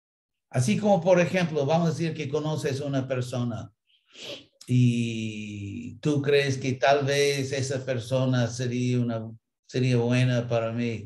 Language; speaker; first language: Spanish; non-native, fluent; English